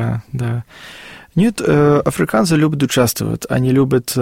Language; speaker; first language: Russian; non-native, fluent; Afrikaans